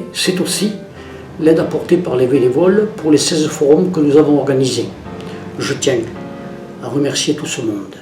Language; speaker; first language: French; native; French